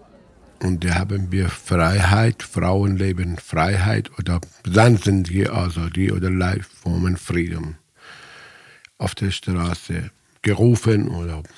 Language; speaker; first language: German; non-native, fluent; Persian